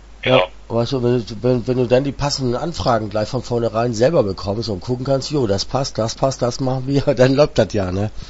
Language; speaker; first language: German; native; German